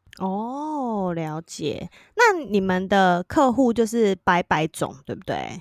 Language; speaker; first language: Chinese; native; Chinese